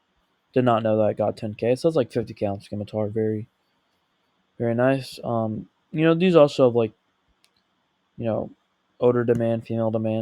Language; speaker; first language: English; native; English